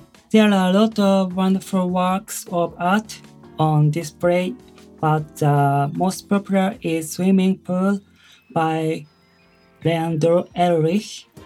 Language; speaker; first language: English; non-native, learner; Japanese